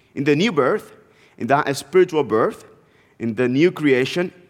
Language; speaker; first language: English; non-native, fluent; Spanish